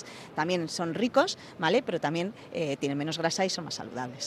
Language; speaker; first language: Spanish; native; Spanish